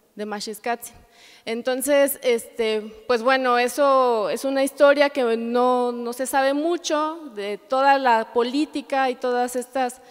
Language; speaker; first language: Spanish; native; Spanish